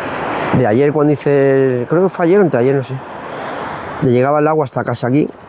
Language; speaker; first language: Spanish; native; Spanish